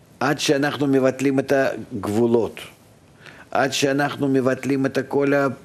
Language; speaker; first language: Hebrew; non-native, fluent; Russian